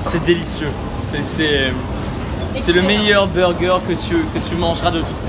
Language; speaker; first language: French; native; French